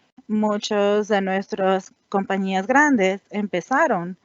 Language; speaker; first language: Spanish; non-native, fluent; English